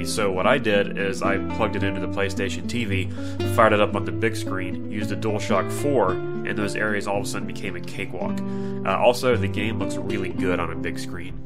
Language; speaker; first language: English; native; English